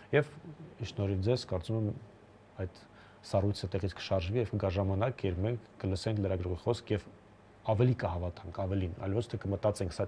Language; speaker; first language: Armenian; native; Armenian